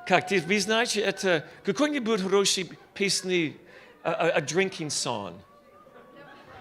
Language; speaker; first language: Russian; non-native, learner; English